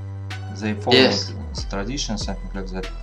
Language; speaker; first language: English; non-native, learner; Russian